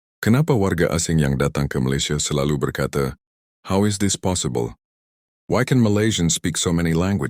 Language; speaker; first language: Malay; native; Malay